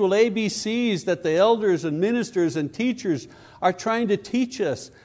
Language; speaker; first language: English; native; English